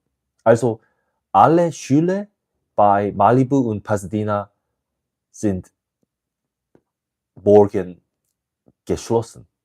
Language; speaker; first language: German; non-native, learner; English